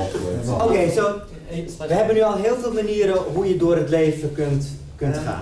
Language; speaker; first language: Dutch; native; Dutch